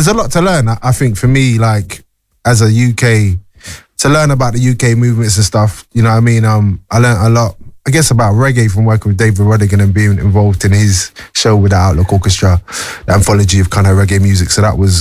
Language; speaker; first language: English; native; English